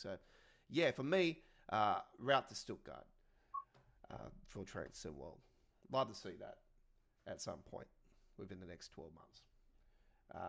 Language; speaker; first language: English; native; English